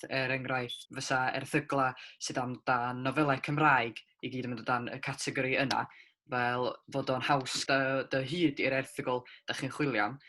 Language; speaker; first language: Welsh; native; Welsh